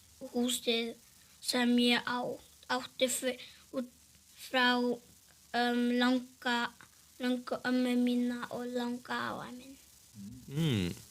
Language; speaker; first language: Icelandic; early bilingual, other home language; Portuguese